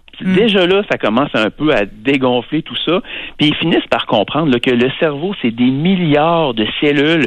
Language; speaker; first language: French; native; French